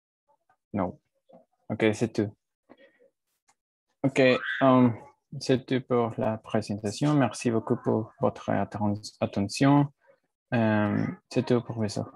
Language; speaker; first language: French; non-native, learner; Spanish